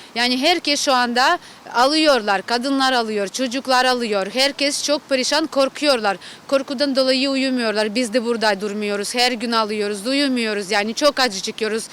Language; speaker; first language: Turkish; non-native, learner; Ukrainian